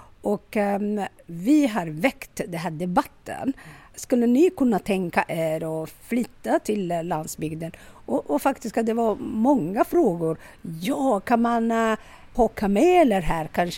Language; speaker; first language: Swedish; non-native, local second language; Somali